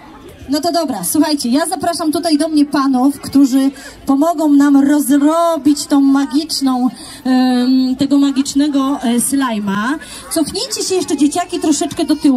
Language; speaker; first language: Polish; native; Polish